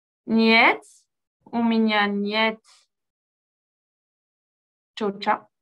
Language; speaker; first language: Russian; non-native, learner; French